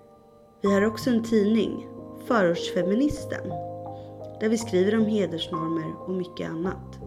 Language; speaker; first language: Swedish; native; Swedish